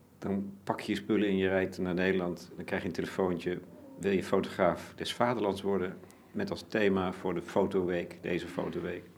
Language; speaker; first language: Dutch; native; Dutch